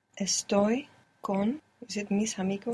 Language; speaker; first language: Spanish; non-native, learner; English